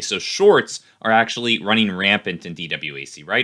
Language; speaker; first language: English; native; English